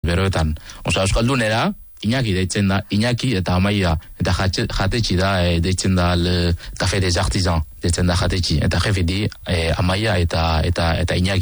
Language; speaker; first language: Basque; non-native, learner; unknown